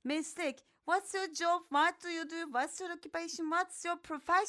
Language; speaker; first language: English; non-native, fluent; Turkish